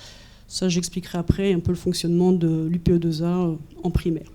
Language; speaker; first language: French; native; French